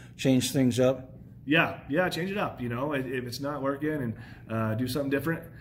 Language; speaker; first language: English; native; English